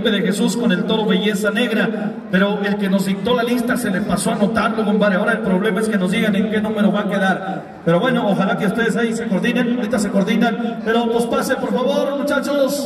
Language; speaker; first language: Spanish; native; Spanish